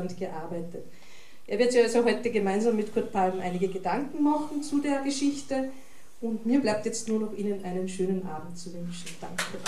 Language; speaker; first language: German; native; German